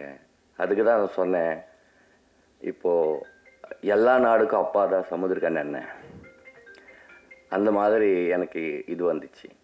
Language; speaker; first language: Tamil; non-native, learner; Telugu